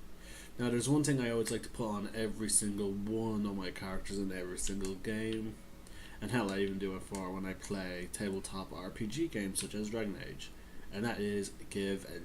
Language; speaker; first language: English; native; English